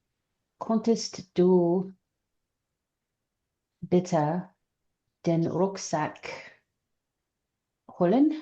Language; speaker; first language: German; non-native, learner; English